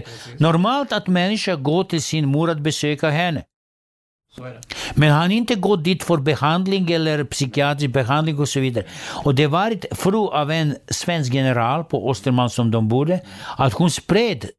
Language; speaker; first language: Swedish; non-native, fluent; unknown